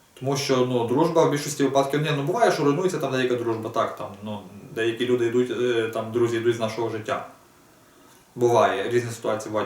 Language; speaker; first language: Ukrainian; native; Ukrainian